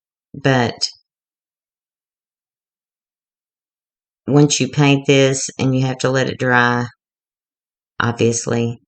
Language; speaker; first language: English; native; English